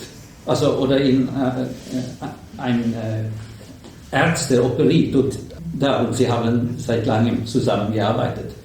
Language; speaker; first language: German; non-native, learner; Swedish